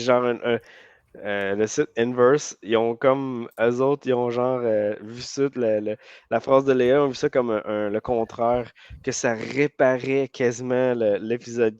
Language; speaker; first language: French; native; French